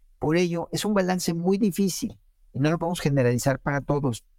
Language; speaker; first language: Spanish; native; Spanish